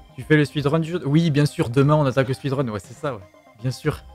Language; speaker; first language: French; native; French